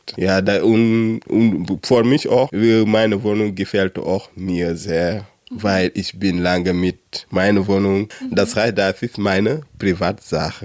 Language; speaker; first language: German; non-native, learner; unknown